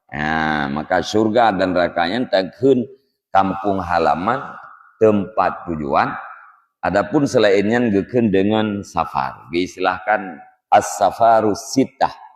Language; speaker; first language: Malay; non-native, local second language; Achinese